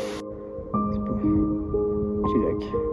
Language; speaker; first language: French; native; French